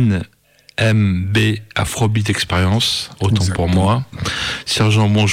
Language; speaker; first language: French; native; French